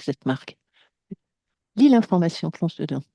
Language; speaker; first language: French; native; French